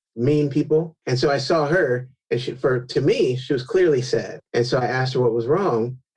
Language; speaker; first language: English; native; English